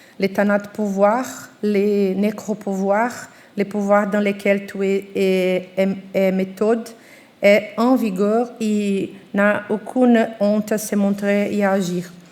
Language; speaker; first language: French; non-native, fluent; Portuguese